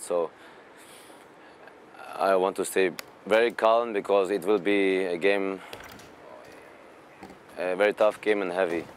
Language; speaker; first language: English; non-native, fluent; German